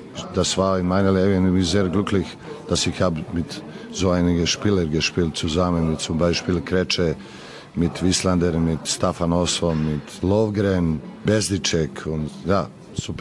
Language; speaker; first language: German; non-native, learner; Serbian